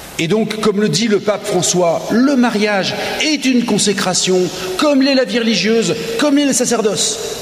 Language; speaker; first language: French; native; French